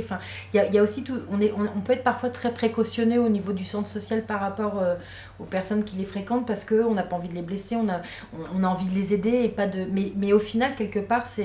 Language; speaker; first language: French; native; French